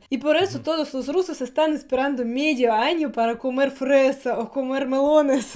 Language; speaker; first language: Spanish; non-native, learner; Russian